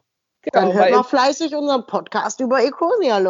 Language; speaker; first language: German; native; German